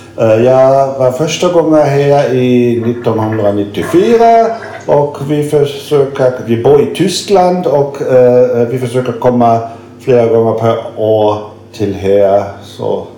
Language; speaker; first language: Swedish; non-native, learner; German